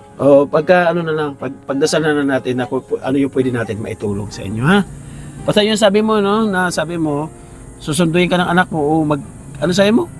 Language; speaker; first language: Filipino; non-native, local second language; Cebuano